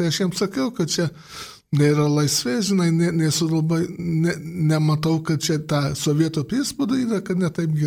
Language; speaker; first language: Lithuanian; early bilingual, heritage; Lithuanian